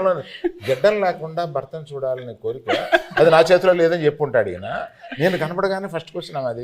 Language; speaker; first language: Telugu; native; Telugu